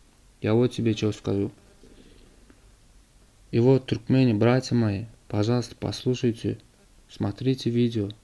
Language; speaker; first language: Russian; non-native, learner; Turkmen